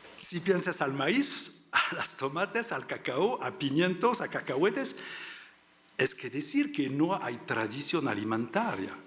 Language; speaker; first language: Spanish; non-native, learner; French